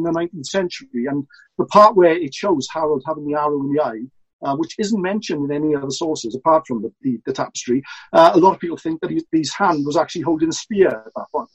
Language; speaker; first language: English; native; English